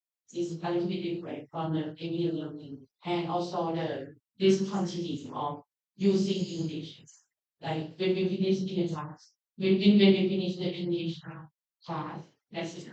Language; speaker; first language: English; non-native, learner; Thai